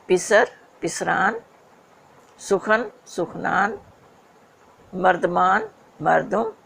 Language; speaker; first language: Persian; non-native, fluent; Urdu